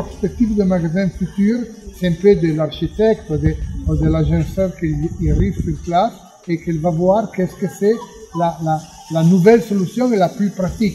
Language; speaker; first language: French; non-native, learner; Italian